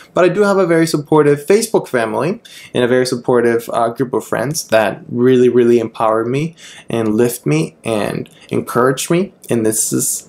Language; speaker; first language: English; non-native, fluent; Spanish